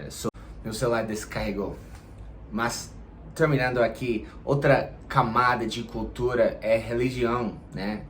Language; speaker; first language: Portuguese; non-native, fluent; English